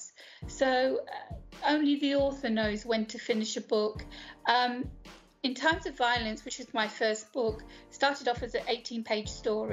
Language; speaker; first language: English; native; English